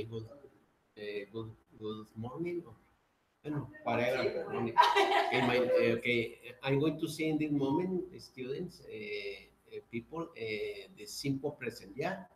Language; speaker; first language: English; non-native, learner; Spanish